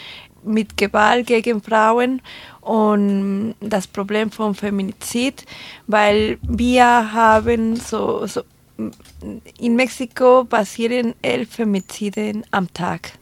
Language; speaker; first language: German; non-native, fluent; Spanish